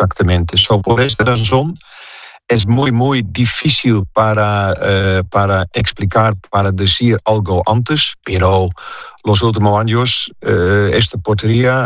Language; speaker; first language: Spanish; non-native, fluent; Dutch